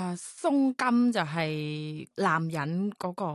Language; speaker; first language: Cantonese; non-native, learner; Thai